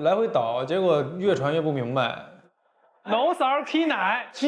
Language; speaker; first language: Chinese; native; Chinese